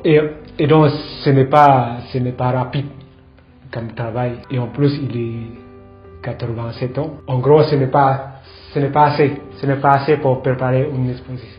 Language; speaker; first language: French; non-native, fluent; Indonesian